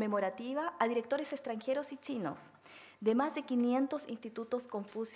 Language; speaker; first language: Spanish; native; Spanish